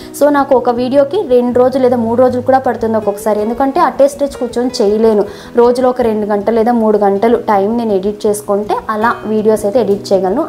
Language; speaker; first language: Telugu; non-native, local second language; Kannada